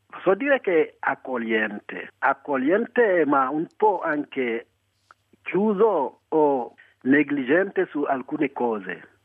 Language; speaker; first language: Italian; non-native, fluent; Wolof